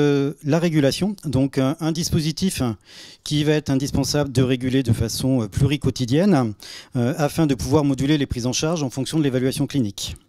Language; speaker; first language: French; native; French